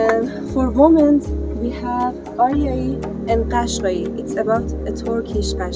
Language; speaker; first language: English; non-native, fluent; Persian